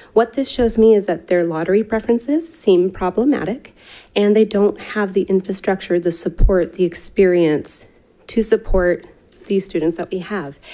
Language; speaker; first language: English; native; English